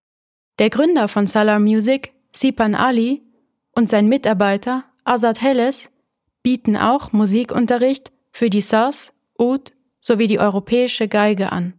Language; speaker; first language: German; native; German